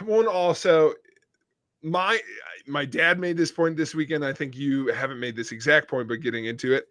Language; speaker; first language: English; native; English